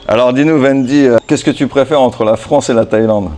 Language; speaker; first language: French; native; French